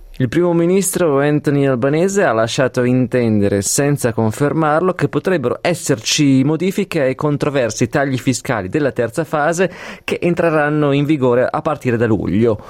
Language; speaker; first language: Italian; native; Italian